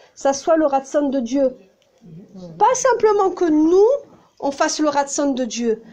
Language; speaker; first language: French; early bilingual, heritage; Hebrew